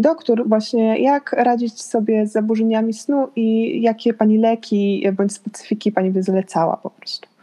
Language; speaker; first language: Polish; native; Polish